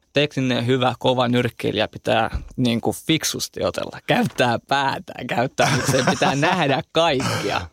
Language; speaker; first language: Finnish; early bilingual, other home language; Albanian